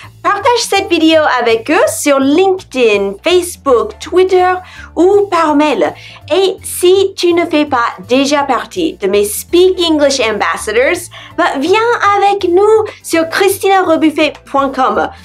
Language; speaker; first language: French; non-native, fluent; English